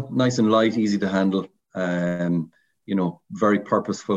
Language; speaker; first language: English; native; English